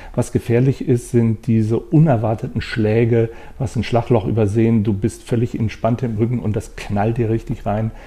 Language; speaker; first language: German; native; German